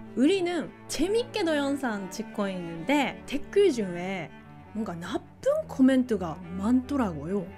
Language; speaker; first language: Korean; non-native, learner; Japanese